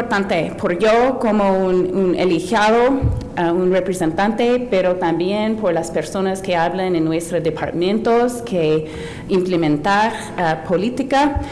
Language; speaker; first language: Spanish; non-native, learner; English